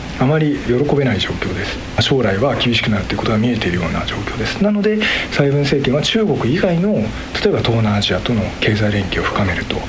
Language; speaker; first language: Japanese; native; Japanese